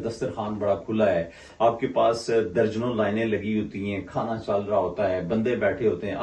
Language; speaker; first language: Hindi; native; Hindi